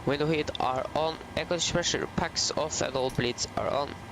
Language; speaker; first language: English; non-native, fluent; Norwegian